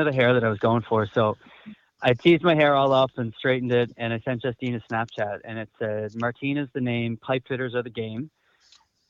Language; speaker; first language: English; native; English